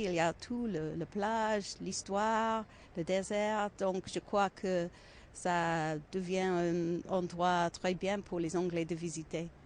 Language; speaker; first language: French; non-native, fluent; English